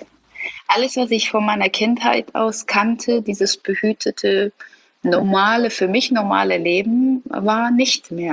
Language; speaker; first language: German; early bilingual, other home language; Persian